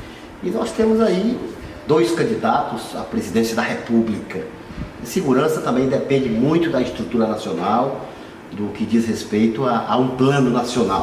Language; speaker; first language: Portuguese; native; Portuguese